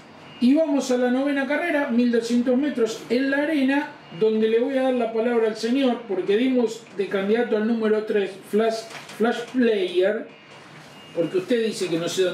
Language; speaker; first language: Spanish; native; Spanish